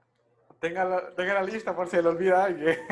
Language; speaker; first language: Spanish; native; Spanish